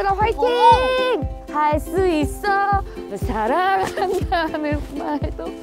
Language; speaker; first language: Korean; native; Korean